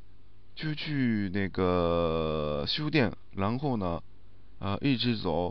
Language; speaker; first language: Chinese; non-native, learner; Japanese